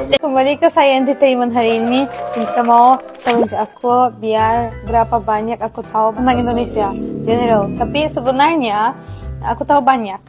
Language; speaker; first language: Indonesian; non-native, fluent; Turkish